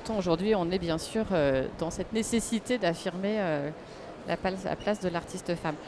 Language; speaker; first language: French; native; French